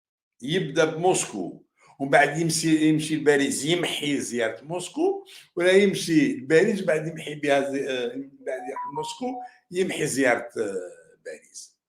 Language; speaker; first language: Arabic; native; Arabic